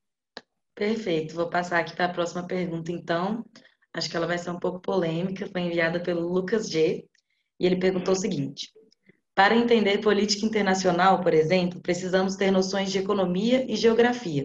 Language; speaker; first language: Portuguese; native; Portuguese